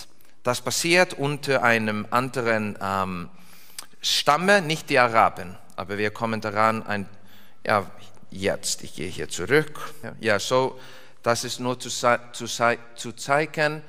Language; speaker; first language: German; non-native, fluent; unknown